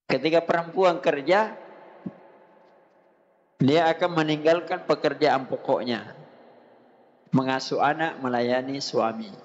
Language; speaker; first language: Indonesian; native; Indonesian